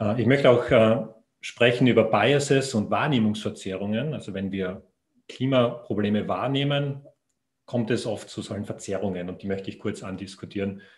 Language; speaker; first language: German; native; German